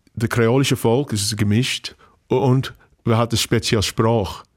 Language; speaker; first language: German; non-native, fluent; English